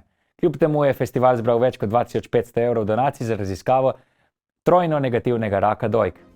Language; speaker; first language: Slovenian; native; Slovenian